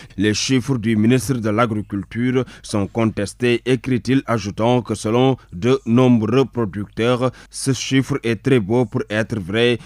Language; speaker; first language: French; non-native, local second language; Wolof